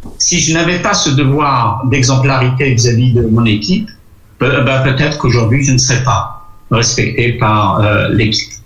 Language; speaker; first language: French; non-native, local second language; Arabic